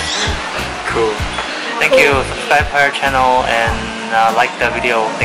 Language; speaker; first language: English; non-native, fluent; Korean